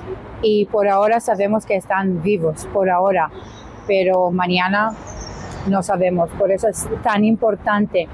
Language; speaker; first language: Spanish; non-native, learner; Hebrew